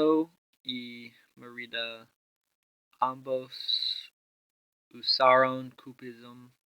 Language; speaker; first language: Spanish; non-native, learner; English